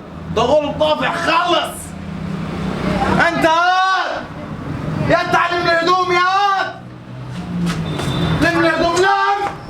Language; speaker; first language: Arabic; native; Arabic